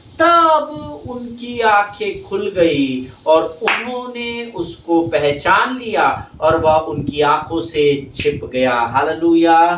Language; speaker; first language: Hindi; non-native, local second language; Marathi